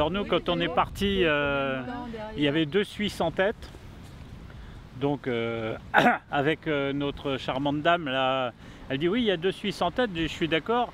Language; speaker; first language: French; native; French